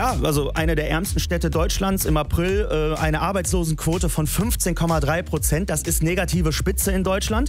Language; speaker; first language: German; native; German